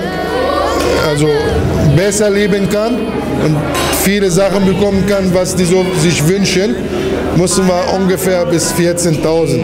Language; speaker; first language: German; non-native, fluent; Arabic